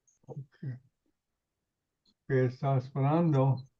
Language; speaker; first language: Spanish; non-native, learner; English